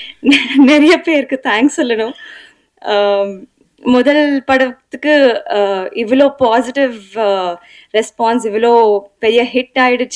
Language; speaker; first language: Tamil; non-native, learner; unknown